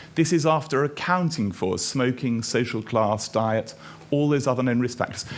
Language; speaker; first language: English; native; English